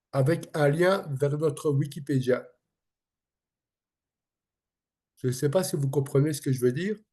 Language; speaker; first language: French; non-native, local second language; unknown